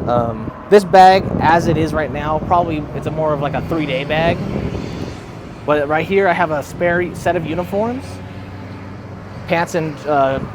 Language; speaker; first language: English; native; English